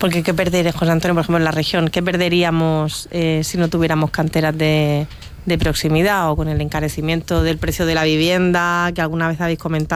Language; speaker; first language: Spanish; native; Spanish